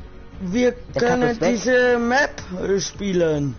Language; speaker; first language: German; non-native, learner; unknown